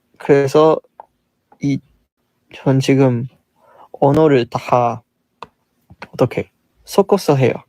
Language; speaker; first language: Korean; non-native, fluent; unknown